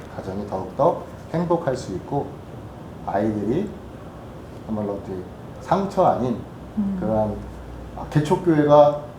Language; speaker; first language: Korean; native; Korean